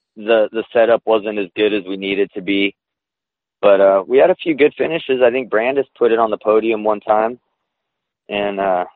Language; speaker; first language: English; native; English